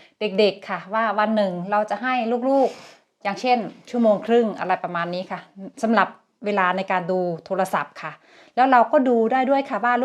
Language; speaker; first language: Thai; native; Thai